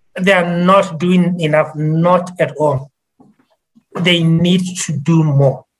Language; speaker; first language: English; non-native, local second language; Tswana